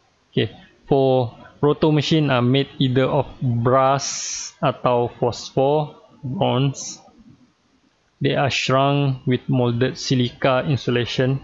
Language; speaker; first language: English; non-native, local second language; Malay